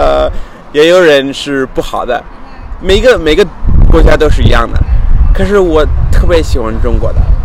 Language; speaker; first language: Chinese; non-native, fluent; English